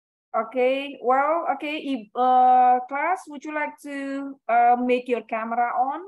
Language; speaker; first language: English; non-native, fluent; Indonesian